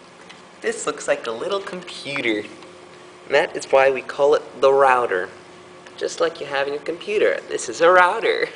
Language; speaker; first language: English; native; English